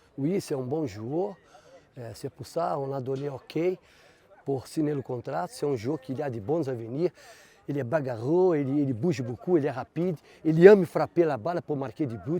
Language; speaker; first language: French; non-native, fluent; Portuguese